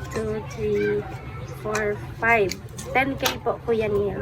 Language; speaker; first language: Filipino; non-native, local second language; Bikol